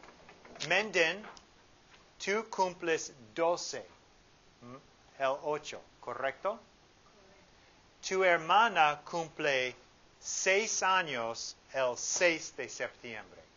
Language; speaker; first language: Spanish; non-native, fluent; English